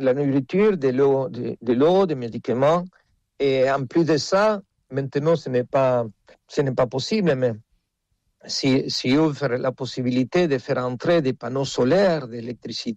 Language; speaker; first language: French; non-native, fluent; Spanish